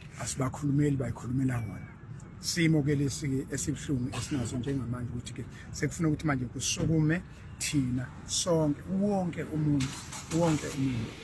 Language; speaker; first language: Zulu; native; Zulu